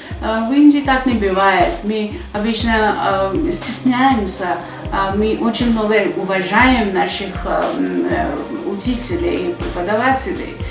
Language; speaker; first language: Russian; non-native, fluent; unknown